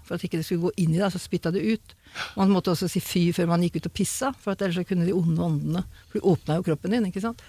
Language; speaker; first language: Norwegian; native; Norwegian